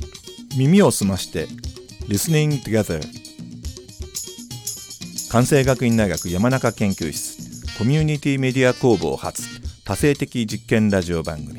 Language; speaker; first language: Japanese; native; Japanese